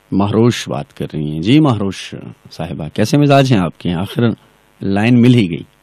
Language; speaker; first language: Urdu; non-native, local second language; Pashto